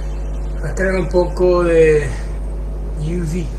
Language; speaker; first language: Spanish; non-native, fluent; Chinese